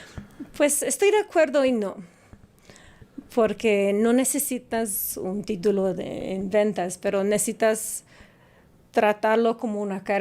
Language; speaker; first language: Spanish; non-native, fluent; English